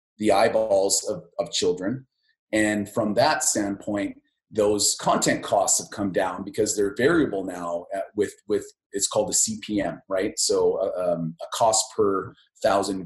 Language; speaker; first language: English; native; English